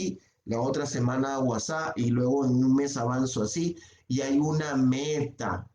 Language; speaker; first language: Spanish; native; Spanish